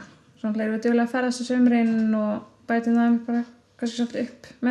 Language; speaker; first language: Icelandic; native; Icelandic